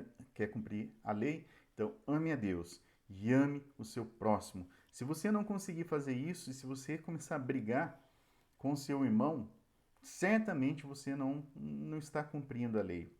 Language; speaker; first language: Portuguese; native; Portuguese